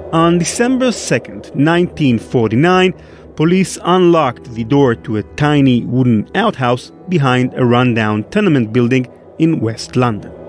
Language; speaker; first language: English; non-native, fluent; Hebrew